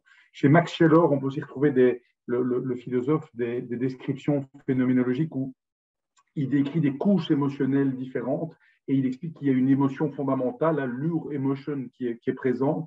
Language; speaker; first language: French; native; French